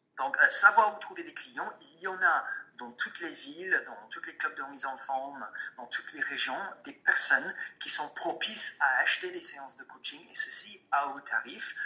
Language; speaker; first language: French; non-native, fluent; English